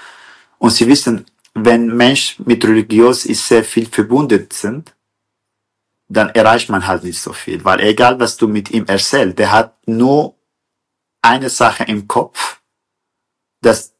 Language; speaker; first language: German; non-native, fluent; Kurdish